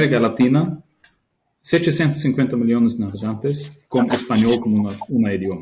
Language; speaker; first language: Spanish; non-native, fluent; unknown